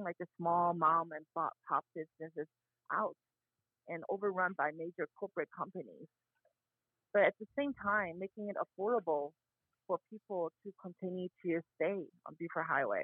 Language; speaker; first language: English; native; English